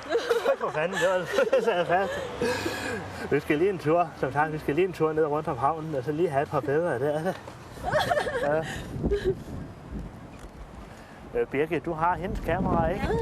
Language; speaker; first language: Danish; native; Danish